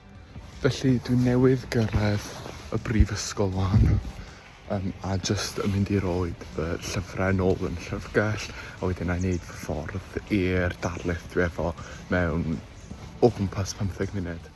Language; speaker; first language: Welsh; native; Welsh